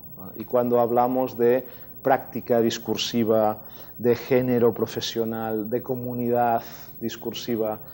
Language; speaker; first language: Spanish; native; Spanish